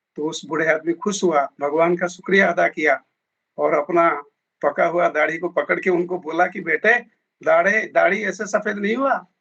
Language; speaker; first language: Hindi; native; Hindi